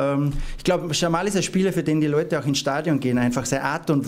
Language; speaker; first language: German; native; German